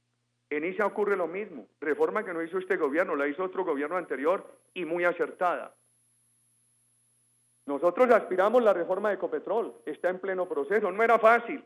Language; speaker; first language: Spanish; native; Spanish